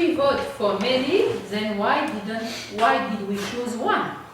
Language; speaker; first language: English; non-native, fluent; French